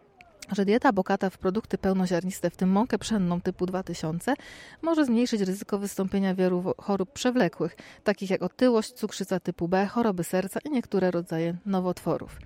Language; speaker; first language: Polish; native; Polish